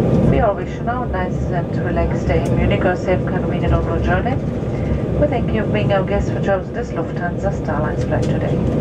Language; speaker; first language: English; non-native, fluent; German